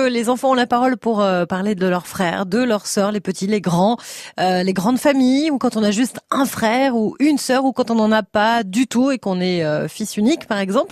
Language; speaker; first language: French; native; French